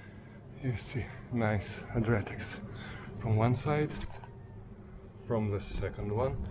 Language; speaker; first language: English; non-native, fluent; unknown